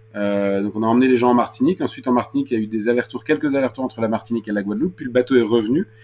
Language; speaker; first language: French; native; French